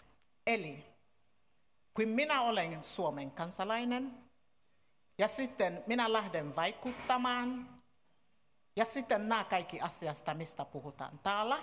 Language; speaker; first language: Finnish; non-native, learner; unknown